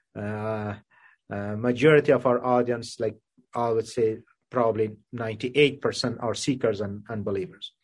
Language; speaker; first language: English; non-native, fluent; Persian